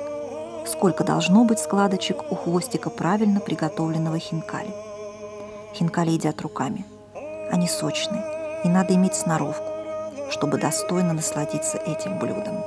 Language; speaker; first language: Russian; native; Russian